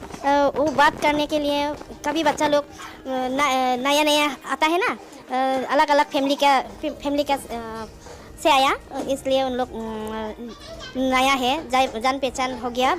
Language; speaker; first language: Hindi; non-native, local second language; Garo